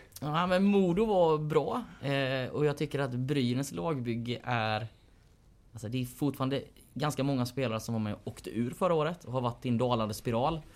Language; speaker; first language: Swedish; native; Swedish